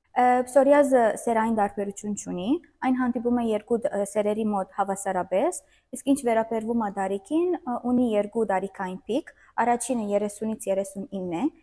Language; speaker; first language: Armenian; native; Armenian